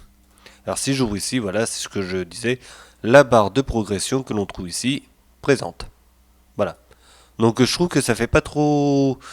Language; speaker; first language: French; native; French